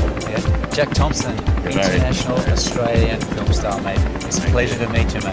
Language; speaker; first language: English; native; English